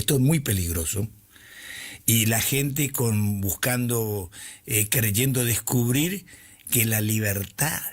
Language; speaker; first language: Spanish; native; Spanish